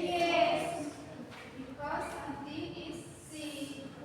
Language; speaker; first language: English; non-native, learner; Indonesian